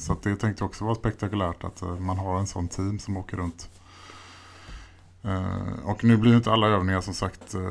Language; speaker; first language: Swedish; native; Swedish